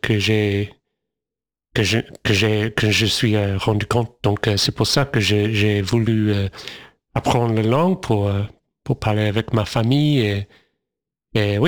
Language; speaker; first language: French; non-native, fluent; English